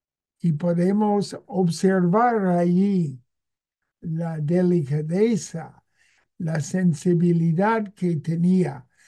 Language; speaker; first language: Spanish; non-native, fluent; English